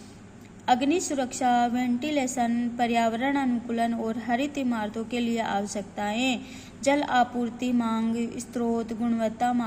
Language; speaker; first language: Hindi; native; Hindi